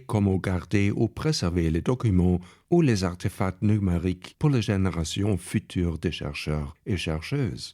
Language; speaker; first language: French; non-native, fluent; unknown